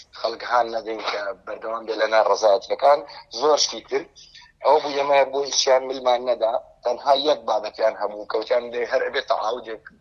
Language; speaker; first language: Central Kurdish; native; Central Kurdish